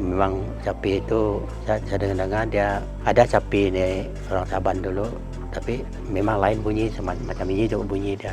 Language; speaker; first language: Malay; non-native, local second language; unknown